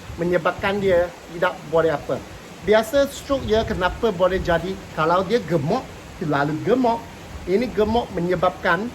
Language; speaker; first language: Malay; non-native, local second language; Cantonese